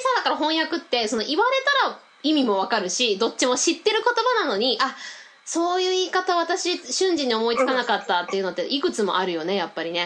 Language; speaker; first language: Japanese; early bilingual, heritage; Japanese